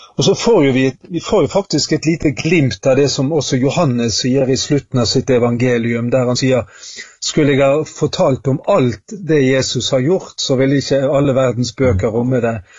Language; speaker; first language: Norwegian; native; Norwegian